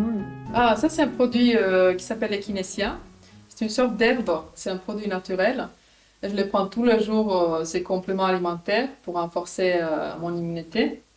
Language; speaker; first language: French; non-native, fluent; Finnish